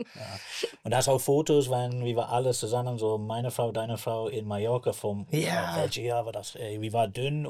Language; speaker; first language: German; non-native, learner; English